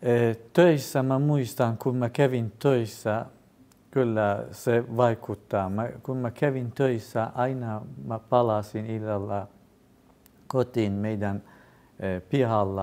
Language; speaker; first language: Finnish; non-native, fluent; Kurdish